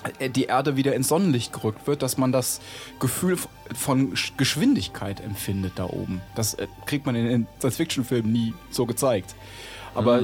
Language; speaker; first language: German; native; German